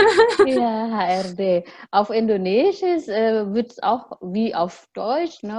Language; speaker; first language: German; non-native, fluent; Indonesian